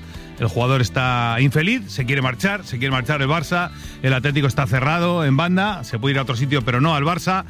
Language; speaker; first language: Spanish; native; Spanish